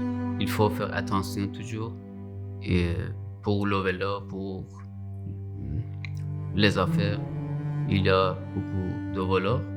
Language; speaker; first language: French; non-native, learner; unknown